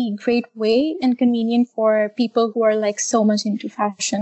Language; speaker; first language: English; non-native, local second language; Urdu